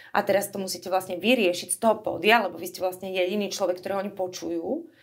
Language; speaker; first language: Slovak; native; Slovak